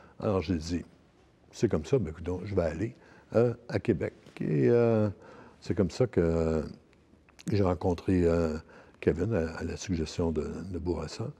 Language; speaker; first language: French; native; French